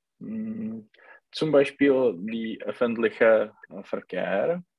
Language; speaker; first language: German; non-native, learner; Czech